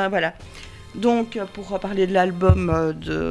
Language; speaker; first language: French; native; French